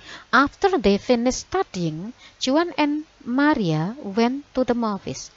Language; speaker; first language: English; non-native, fluent; Indonesian